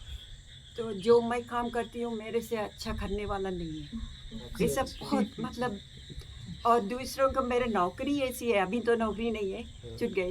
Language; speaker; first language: Hindi; non-native, local second language; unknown